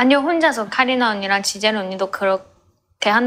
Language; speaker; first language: Korean; non-native, fluent; Chinese